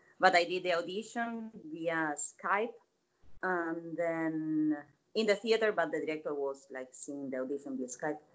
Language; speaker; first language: English; non-native, fluent; Spanish